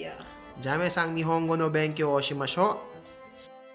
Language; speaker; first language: Japanese; non-native, fluent; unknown